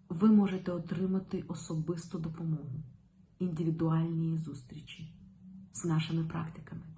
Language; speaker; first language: Ukrainian; non-native, local second language; Russian